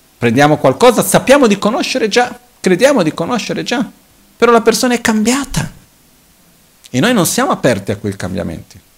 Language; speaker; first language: Italian; non-native, fluent; Portuguese